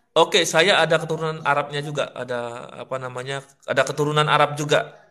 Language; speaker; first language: Indonesian; native; Indonesian